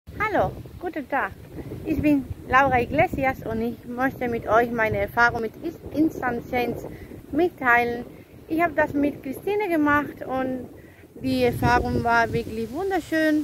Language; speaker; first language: German; non-native, fluent; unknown